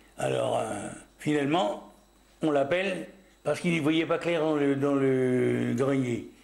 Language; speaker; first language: French; native; French